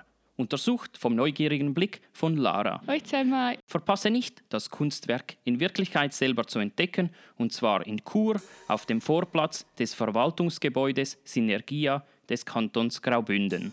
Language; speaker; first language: German; native; German